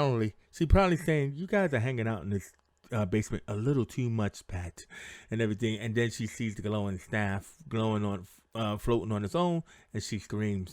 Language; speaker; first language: English; native; English